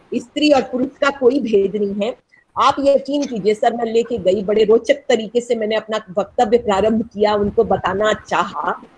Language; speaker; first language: Hindi; native; Hindi